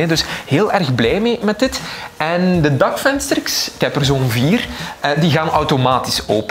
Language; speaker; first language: Dutch; native; Dutch